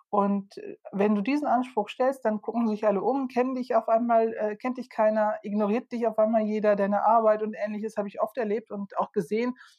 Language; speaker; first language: German; early bilingual, other home language; Turkish